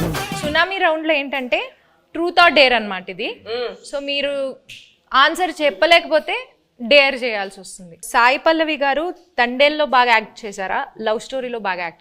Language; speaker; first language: Telugu; native; Telugu